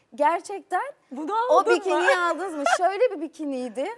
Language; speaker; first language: Turkish; native; Turkish